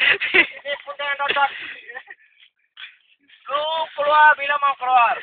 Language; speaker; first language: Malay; non-native, local second language; Tamil